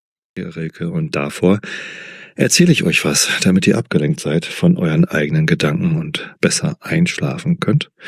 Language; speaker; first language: German; native; German